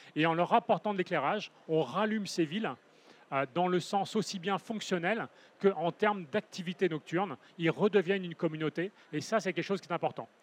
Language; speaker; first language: French; native; French